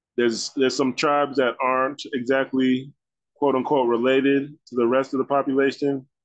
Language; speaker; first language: English; native; English